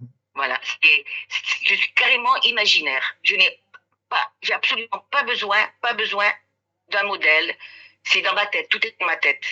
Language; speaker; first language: French; native; French